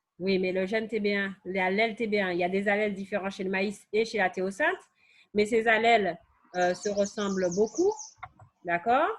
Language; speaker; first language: French; native; French